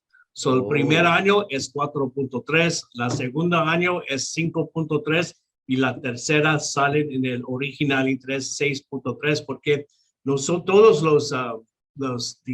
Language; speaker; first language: Spanish; non-native, local second language; English